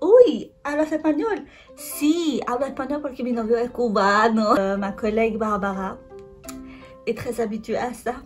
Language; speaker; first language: French; native; French